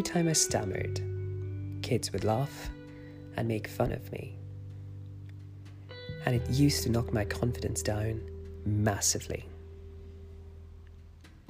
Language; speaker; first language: English; non-native, local second language; Hindi